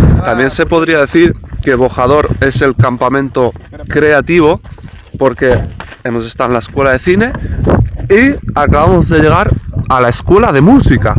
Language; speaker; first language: Spanish; native; Spanish